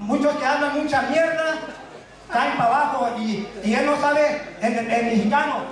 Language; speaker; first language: Spanish; early bilingual, other home language; English